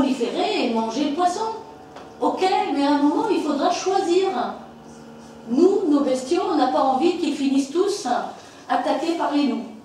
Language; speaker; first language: French; native; French